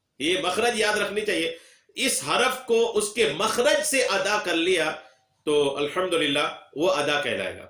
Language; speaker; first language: Urdu; native; Urdu